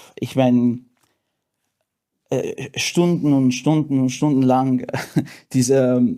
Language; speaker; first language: German; non-native, fluent; English